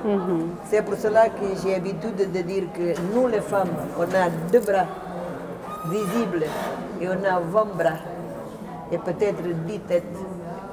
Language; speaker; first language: French; non-native, fluent; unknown